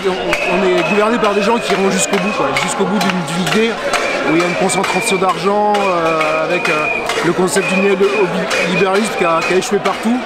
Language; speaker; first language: French; native; French